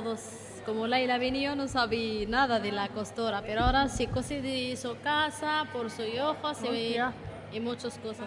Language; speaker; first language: Spanish; non-native, learner; Arabic